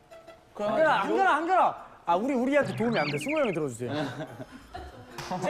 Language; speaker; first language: Korean; native; Korean